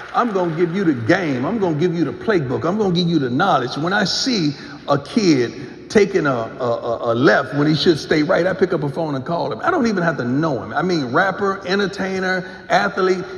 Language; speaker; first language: English; native; English